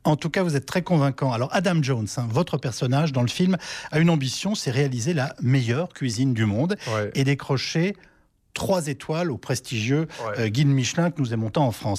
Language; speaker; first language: French; native; French